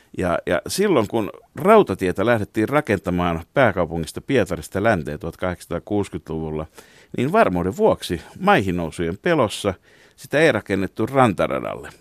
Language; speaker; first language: Finnish; native; Finnish